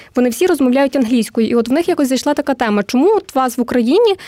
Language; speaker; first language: Ukrainian; native; Ukrainian